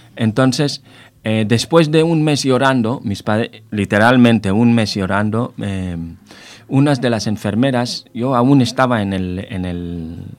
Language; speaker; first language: Spanish; non-native, fluent; Hebrew